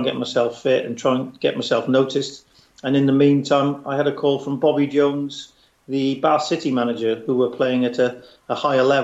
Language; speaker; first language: English; native; English